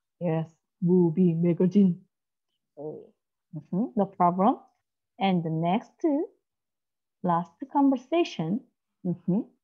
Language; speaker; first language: English; non-native, learner; Korean